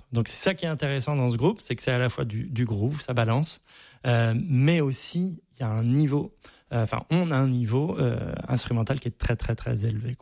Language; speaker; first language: French; native; French